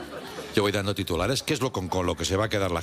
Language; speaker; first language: Spanish; native; Spanish